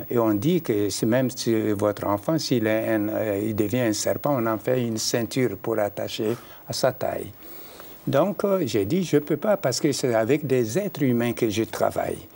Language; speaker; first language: French; non-native, local second language; Mandingo